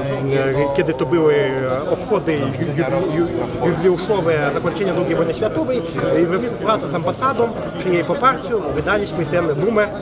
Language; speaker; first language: Polish; non-native, fluent; Belarusian